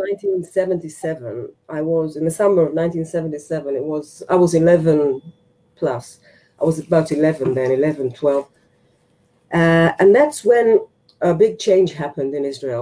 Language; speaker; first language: English; non-native, fluent; Hebrew